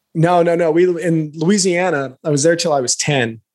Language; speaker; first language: English; native; English